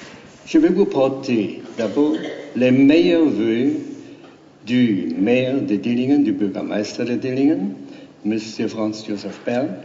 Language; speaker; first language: French; non-native, learner; German